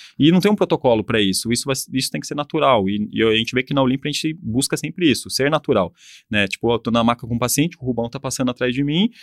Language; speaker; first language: Portuguese; native; Portuguese